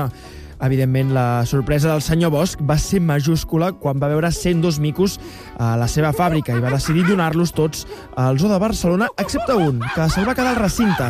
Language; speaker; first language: Catalan; native; Catalan